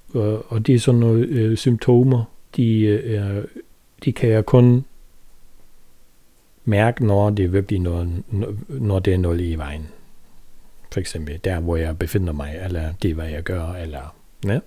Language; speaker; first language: Danish; non-native, fluent; German